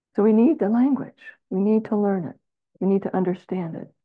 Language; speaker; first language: English; native; English